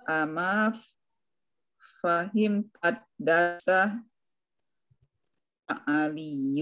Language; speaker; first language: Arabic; non-native, fluent; Indonesian